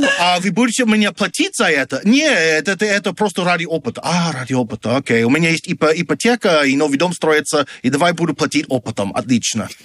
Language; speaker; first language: Russian; non-native, fluent; English